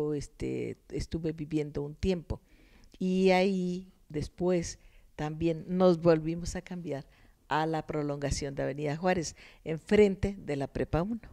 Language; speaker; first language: Spanish; native; Spanish